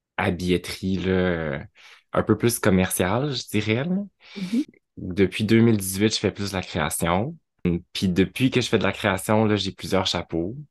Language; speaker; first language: French; native; French